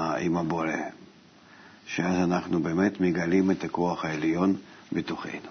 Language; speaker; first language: Hebrew; non-native, fluent; Russian